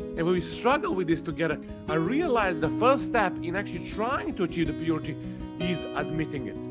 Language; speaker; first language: English; non-native, fluent; Serbian